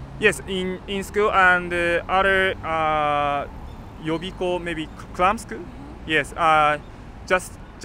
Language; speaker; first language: English; non-native, learner; Japanese